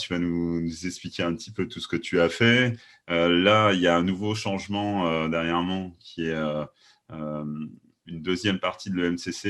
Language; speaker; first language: French; native; French